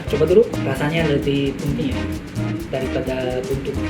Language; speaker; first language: Indonesian; non-native, learner; Japanese